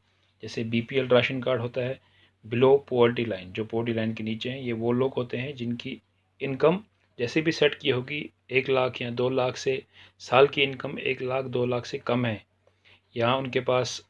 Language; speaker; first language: Hindi; non-native, local second language; Kashmiri